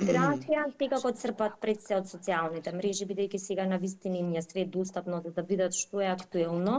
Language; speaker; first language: Macedonian; native; Macedonian